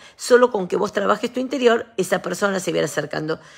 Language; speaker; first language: Spanish; native; Spanish